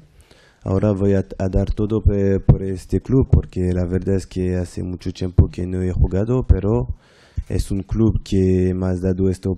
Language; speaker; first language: Spanish; non-native, fluent; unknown